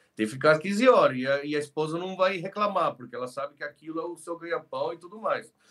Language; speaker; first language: Portuguese; early bilingual, other home language; Spanish